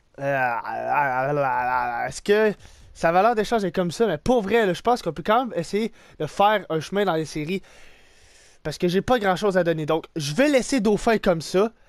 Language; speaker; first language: French; native; French